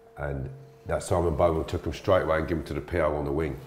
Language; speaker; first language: English; native; English